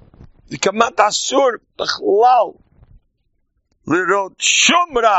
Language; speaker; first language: Hebrew; non-native, fluent; English